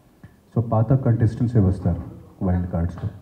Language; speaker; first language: Telugu; non-native, fluent; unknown